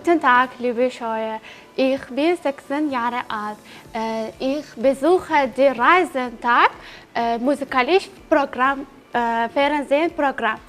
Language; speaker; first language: German; non-native, learner; Uzbek